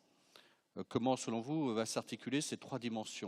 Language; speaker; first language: French; native; French